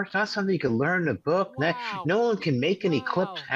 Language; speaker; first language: English; native; English